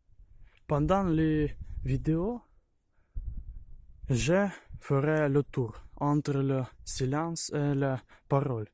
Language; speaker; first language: French; non-native, learner; Ukrainian